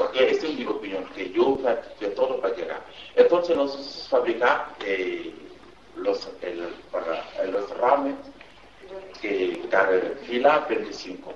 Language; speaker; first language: Spanish; non-native, learner; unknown